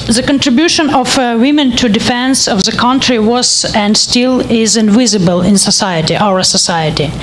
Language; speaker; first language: English; non-native, learner; Ukrainian